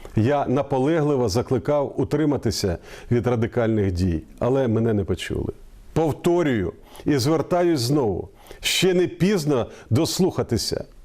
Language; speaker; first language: Ukrainian; non-native, local second language; Russian